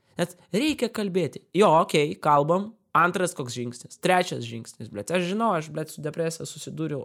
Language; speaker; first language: Lithuanian; non-native, local second language; Russian